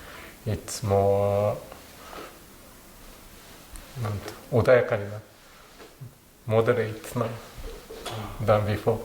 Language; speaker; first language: English; non-native, learner; Japanese